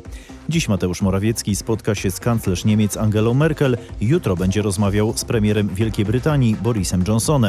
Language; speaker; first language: Polish; native; Polish